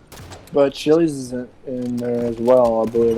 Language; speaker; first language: English; native; English